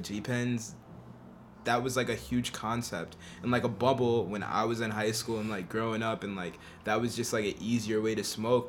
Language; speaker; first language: English; native; English